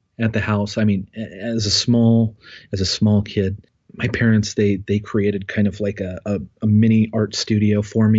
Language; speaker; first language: English; native; English